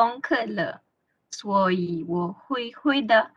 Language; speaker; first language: Chinese; non-native, learner; Malay